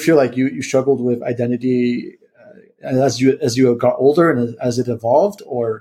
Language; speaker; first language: English; early bilingual, other home language; Vietnamese